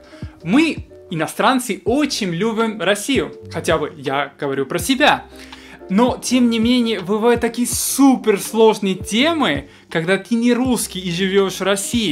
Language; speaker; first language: Russian; non-native, fluent; Spanish